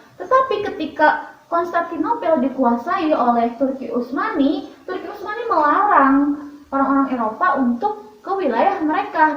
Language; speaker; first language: Indonesian; native; Indonesian